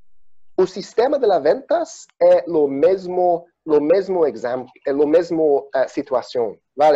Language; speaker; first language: Spanish; non-native, learner; Portuguese